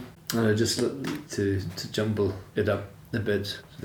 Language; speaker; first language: English; native; English